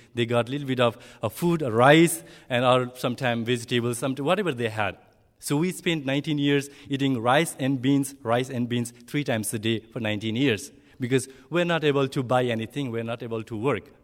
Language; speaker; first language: English; non-native, learner; Nepali